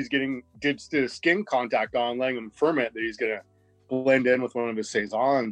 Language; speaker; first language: English; native; English